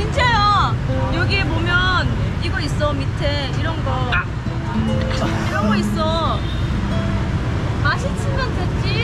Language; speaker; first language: Korean; non-native, learner; Vietnamese